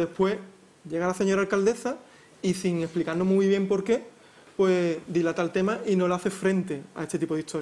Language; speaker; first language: Spanish; native; Spanish